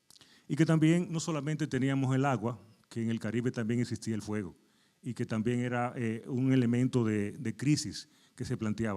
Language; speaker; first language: Spanish; native; Spanish